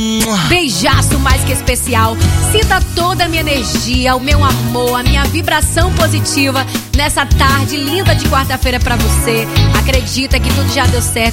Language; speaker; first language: Portuguese; native; Portuguese